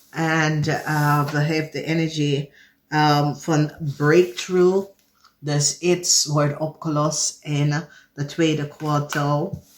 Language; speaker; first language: Dutch; non-native, fluent; English